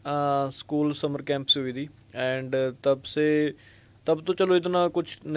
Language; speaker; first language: Hindi; non-native, local second language; Punjabi